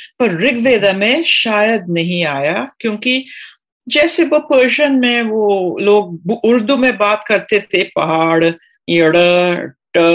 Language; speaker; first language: Hindi; non-native, fluent; English